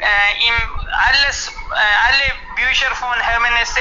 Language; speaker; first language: German; non-native, learner; Hindi